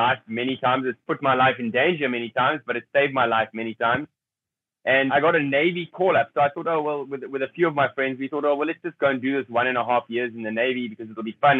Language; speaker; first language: English; native; English